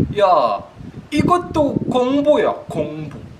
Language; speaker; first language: Korean; non-native, learner; Nyanja